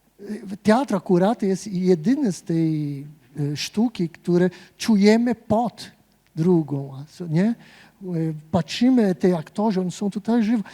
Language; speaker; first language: Polish; non-native, fluent; Portuguese